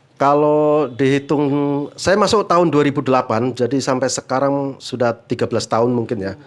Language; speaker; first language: Indonesian; native; Indonesian